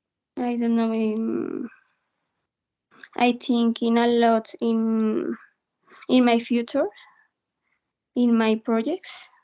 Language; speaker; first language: English; non-native, learner; Spanish